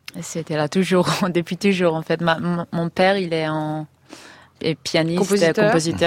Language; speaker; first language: French; non-native, learner; Hebrew